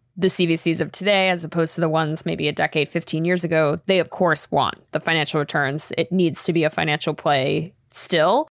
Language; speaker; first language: English; native; English